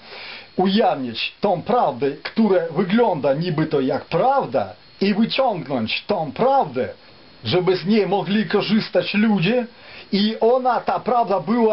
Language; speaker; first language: Polish; non-native, fluent; Ukrainian